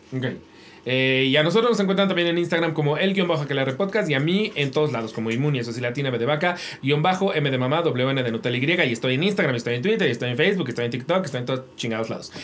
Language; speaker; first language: Spanish; native; Spanish